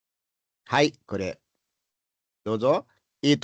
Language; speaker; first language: Japanese; non-native, fluent; Nepali